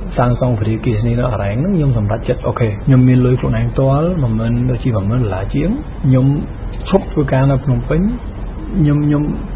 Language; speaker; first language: Khmer; non-native, fluent; Spanish